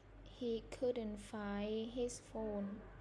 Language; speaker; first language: English; non-native, learner; Vietnamese